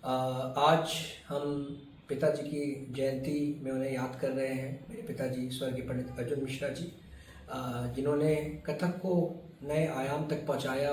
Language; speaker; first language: Hindi; native; Hindi